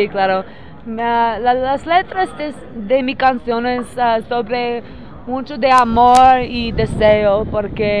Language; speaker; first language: Spanish; non-native, learner; English